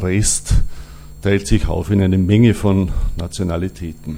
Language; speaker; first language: German; native; German